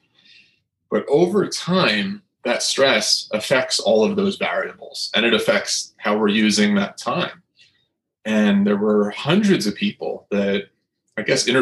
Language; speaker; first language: English; native; English